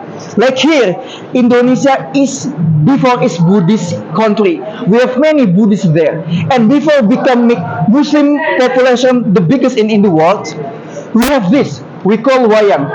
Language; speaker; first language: English; non-native, learner; Indonesian